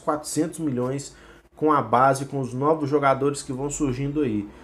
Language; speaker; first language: Portuguese; native; Portuguese